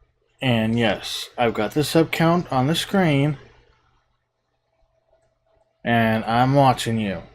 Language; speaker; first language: English; native; English